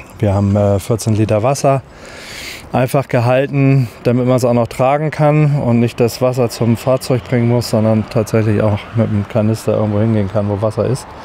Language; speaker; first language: German; native; German